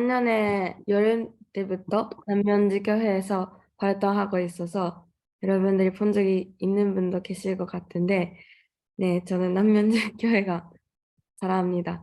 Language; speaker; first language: Korean; non-native, fluent; Japanese